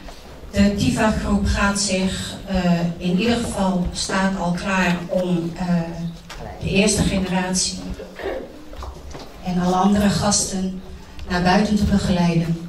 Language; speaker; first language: Dutch; early bilingual, other home language; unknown